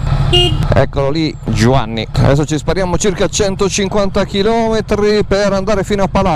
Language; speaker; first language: Italian; native; Italian